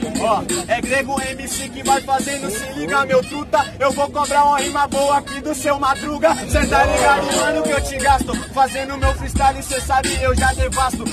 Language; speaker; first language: Portuguese; native; Portuguese